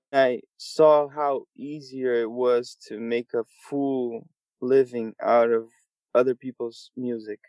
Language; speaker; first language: English; non-native, fluent; Portuguese